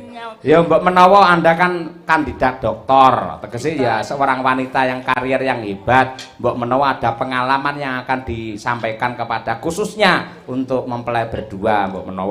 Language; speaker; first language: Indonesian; non-native, local second language; Javanese